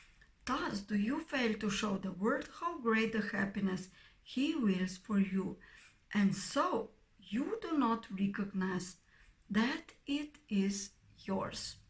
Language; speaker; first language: English; non-native, fluent; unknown